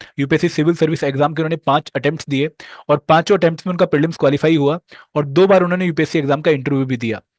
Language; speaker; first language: Hindi; native; Hindi